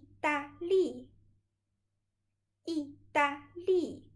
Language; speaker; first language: French; non-native, fluent; Chinese